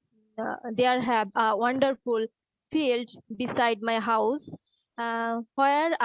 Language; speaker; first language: English; non-native, learner; Bangla